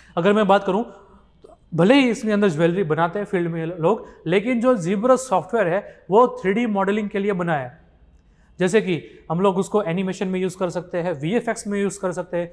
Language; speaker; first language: Hindi; non-native, local second language; Gujarati